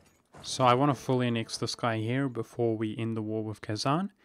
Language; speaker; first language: English; native; English